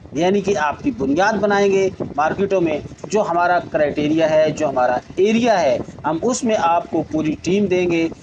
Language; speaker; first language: Urdu; native; Urdu